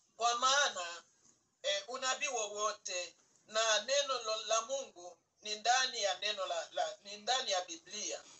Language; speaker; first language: Swahili; native; Swahili